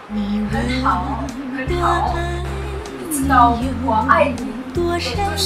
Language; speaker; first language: Chinese; non-native, learner; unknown